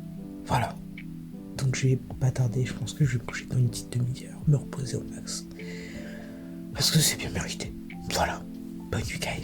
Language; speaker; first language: French; native; French